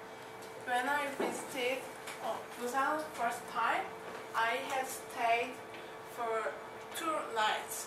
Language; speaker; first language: English; non-native, learner; Korean